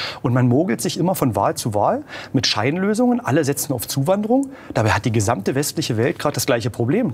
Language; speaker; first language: German; native; German